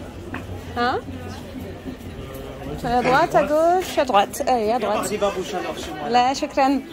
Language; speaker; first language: French; native; French